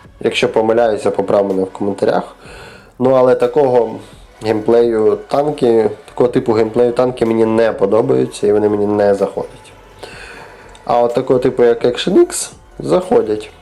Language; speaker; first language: Ukrainian; native; Ukrainian